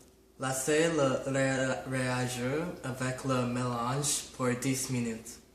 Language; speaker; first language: French; non-native, learner; English